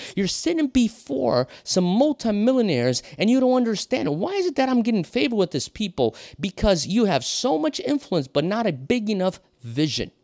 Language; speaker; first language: English; non-native, fluent; Portuguese